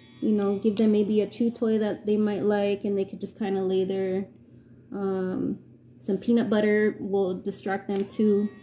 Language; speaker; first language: English; native; English